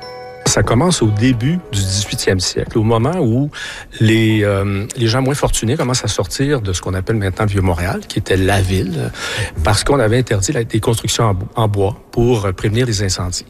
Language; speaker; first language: French; native; French